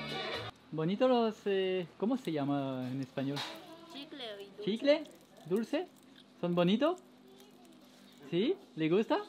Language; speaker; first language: Spanish; non-native, learner; French